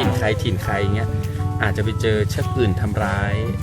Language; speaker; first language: Thai; native; Thai